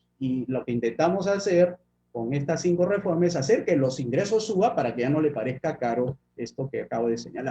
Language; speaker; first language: Spanish; native; Spanish